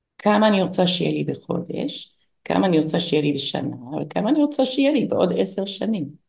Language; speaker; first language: Hebrew; non-native, fluent; English